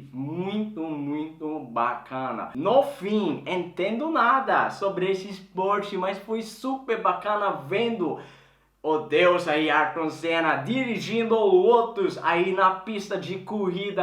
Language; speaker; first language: Portuguese; non-native, fluent; Swedish